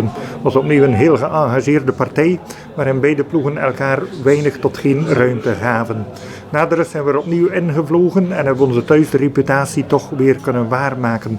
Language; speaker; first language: Dutch; native; Dutch